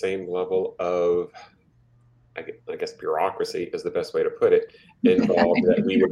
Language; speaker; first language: English; native; English